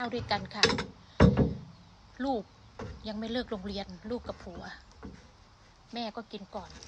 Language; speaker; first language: Thai; native; Thai